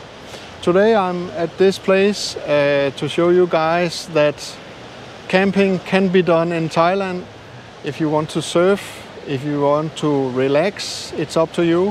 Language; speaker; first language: English; non-native, learner; Swedish